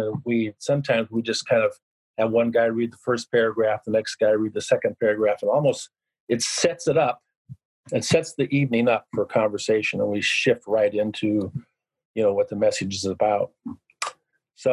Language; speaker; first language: English; native; English